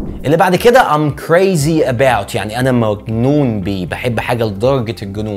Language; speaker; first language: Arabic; native; Arabic